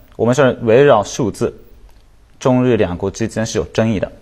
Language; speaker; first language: Chinese; non-native, fluent; Japanese